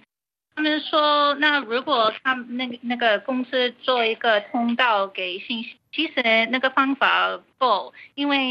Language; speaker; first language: Chinese; early bilingual, heritage; Chinese